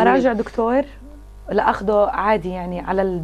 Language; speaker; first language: Arabic; native; Arabic